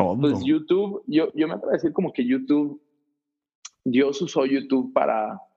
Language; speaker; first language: Spanish; native; Spanish